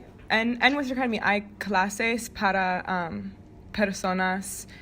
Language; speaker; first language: Spanish; non-native, learner; English